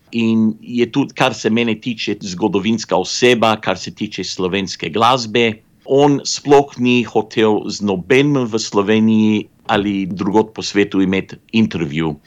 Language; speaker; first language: Slovenian; early bilingual, heritage; Slovenian